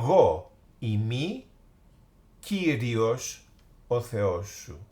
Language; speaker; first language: Greek; non-native, fluent; English